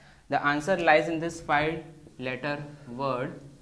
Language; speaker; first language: English; non-native, local second language; Hindi